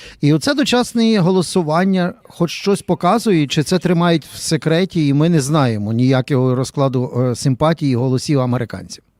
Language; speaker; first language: Ukrainian; native; Ukrainian